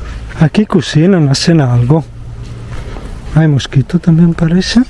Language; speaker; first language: Spanish; non-native, fluent; Italian